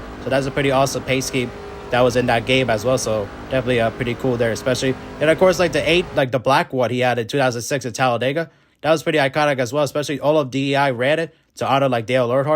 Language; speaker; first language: English; native; English